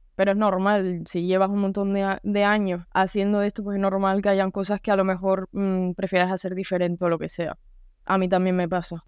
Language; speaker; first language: Spanish; native; Spanish